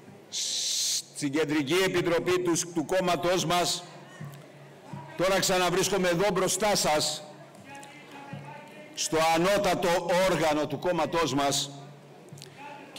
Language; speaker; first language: Greek; native; Greek